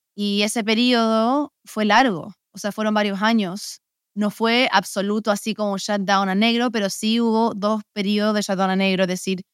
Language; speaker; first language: Spanish; early bilingual, heritage; Spanish